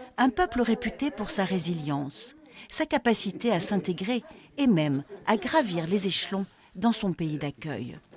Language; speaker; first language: French; native; French